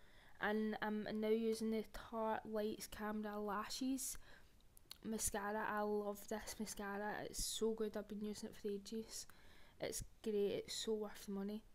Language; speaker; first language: English; native; English